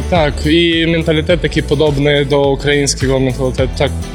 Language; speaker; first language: Polish; non-native, learner; Ukrainian